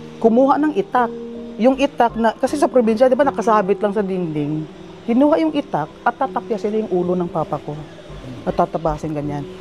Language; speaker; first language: Filipino; non-native, local second language; Cebuano